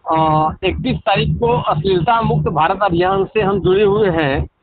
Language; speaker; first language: Hindi; native; Hindi